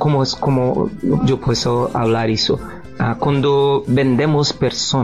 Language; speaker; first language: Spanish; non-native, learner; Portuguese